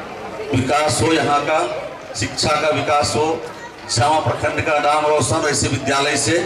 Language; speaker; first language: Hindi; native; Hindi